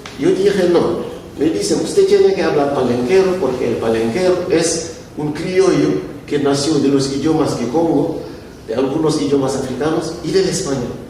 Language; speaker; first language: Spanish; non-native, fluent; Wolof